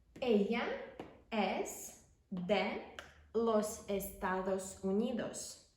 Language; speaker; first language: Spanish; non-native, fluent; Ukrainian